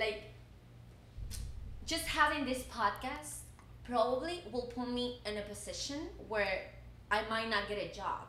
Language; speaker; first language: English; non-native, fluent; Spanish